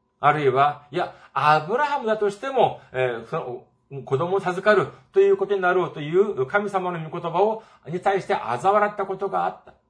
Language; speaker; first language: Japanese; non-native, fluent; Korean